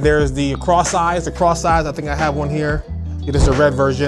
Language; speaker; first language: English; native; English